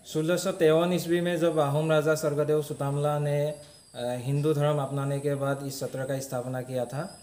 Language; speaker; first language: Hindi; non-native, local second language; Assamese